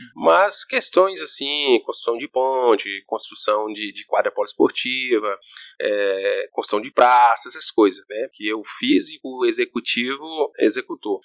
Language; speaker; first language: Portuguese; native; Portuguese